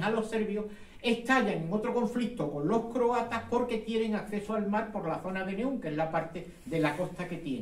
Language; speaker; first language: Spanish; native; Spanish